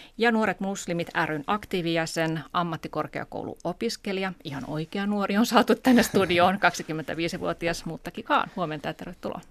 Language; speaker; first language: Finnish; native; Finnish